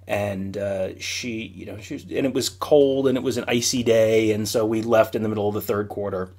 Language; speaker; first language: English; native; English